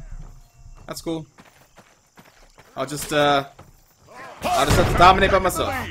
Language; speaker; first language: English; native; English